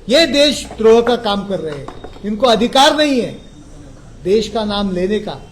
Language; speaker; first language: Hindi; non-native, local second language; Marathi